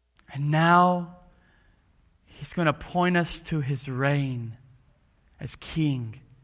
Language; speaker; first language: English; native; English